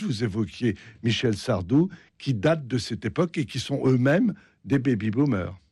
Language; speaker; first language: French; native; French